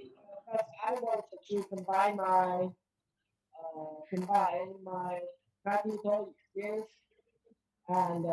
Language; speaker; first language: English; non-native, learner; Chinese